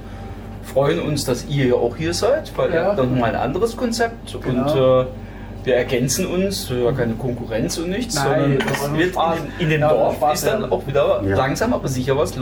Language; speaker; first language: German; native; German